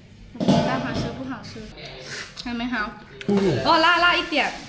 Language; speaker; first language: Chinese; non-native, fluent; Lao